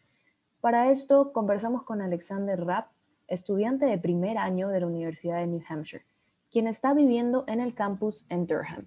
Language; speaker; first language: Spanish; native; Spanish